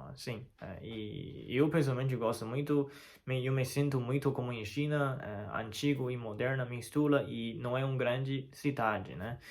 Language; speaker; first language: Portuguese; non-native, fluent; Chinese